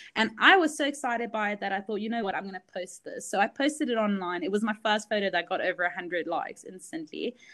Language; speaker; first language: English; early bilingual, other home language; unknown